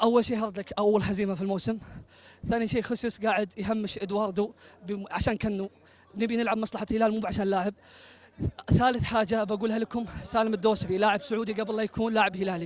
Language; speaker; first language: Arabic; native; Arabic